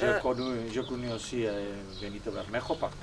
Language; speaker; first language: French; non-native, fluent; Spanish